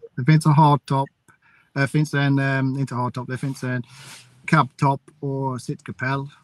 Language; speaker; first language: Swedish; non-native, fluent; English